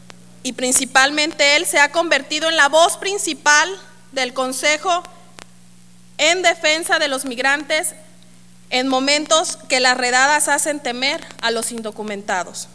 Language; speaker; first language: Spanish; native; Spanish